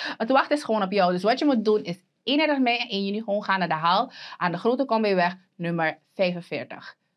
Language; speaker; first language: Dutch; native; Dutch